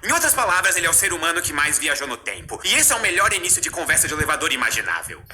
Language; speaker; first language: Portuguese; native; Portuguese